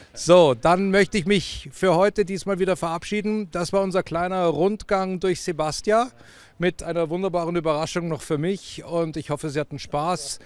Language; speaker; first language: German; native; German